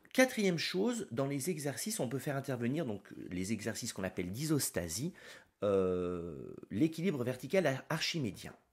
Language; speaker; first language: French; native; French